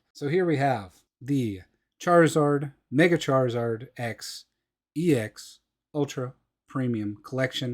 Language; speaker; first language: English; native; English